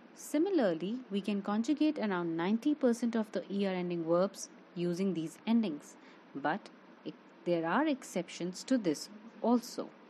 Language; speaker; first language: English; non-native, local second language; Hindi